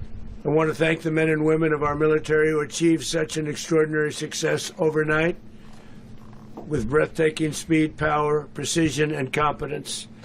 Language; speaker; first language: English; native; English